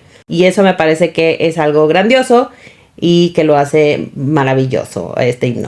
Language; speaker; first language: Spanish; native; Spanish